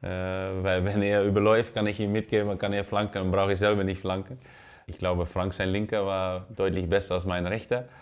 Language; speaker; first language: German; non-native, fluent; Dutch